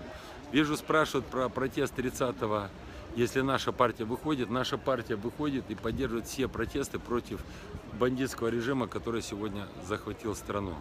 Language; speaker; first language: Russian; native; Russian